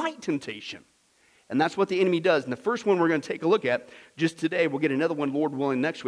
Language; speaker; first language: English; native; English